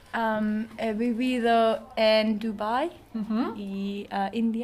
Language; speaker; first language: Spanish; non-native, learner; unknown